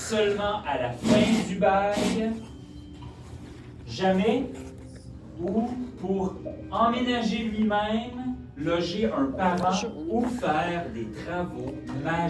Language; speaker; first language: French; native; French